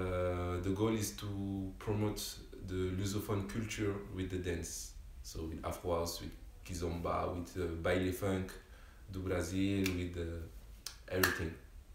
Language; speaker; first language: English; non-native, learner; French